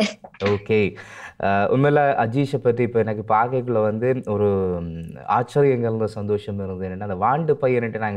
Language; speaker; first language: Tamil; native; Tamil